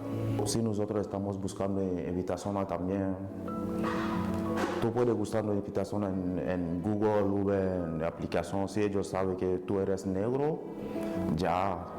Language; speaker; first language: Spanish; non-native, learner; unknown